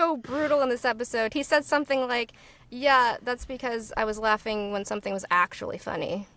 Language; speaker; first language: English; native; English